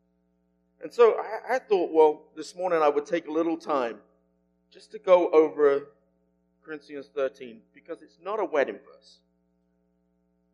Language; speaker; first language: English; native; English